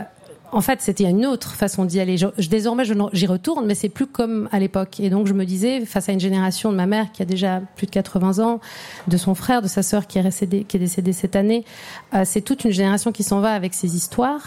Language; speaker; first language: French; native; French